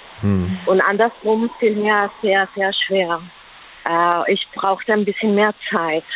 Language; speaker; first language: German; non-native, learner; Spanish